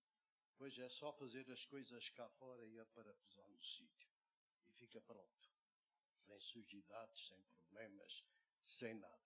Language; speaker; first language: Portuguese; native; Portuguese